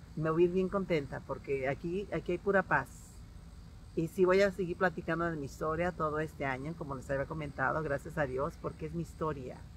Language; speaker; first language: Spanish; native; Spanish